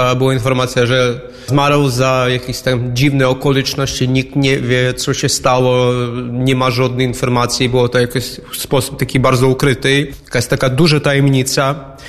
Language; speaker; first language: Polish; non-native, fluent; Ukrainian